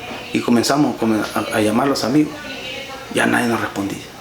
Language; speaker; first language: Spanish; native; Spanish